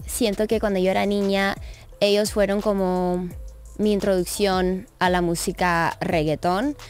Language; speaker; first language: Spanish; early bilingual, heritage; English